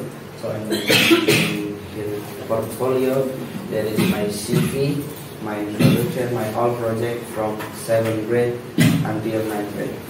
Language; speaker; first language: English; non-native, learner; Indonesian